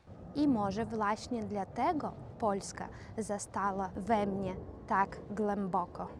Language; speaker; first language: Polish; non-native, fluent; Russian